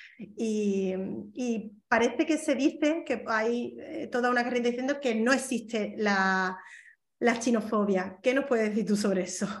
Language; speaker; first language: Spanish; native; Spanish